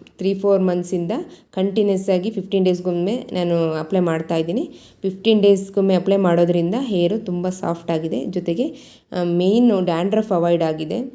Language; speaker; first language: Kannada; native; Kannada